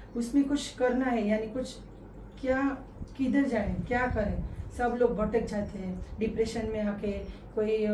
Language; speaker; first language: Hindi; non-native, local second language; Gujarati